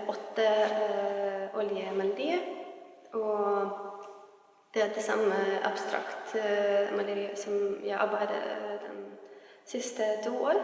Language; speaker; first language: Norwegian; non-native, learner; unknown